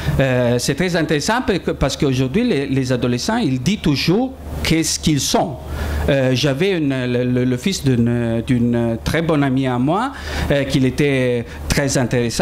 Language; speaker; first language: French; non-native, fluent; Italian